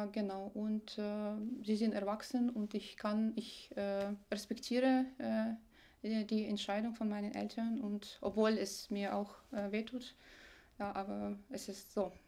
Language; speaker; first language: German; non-native, fluent; Ukrainian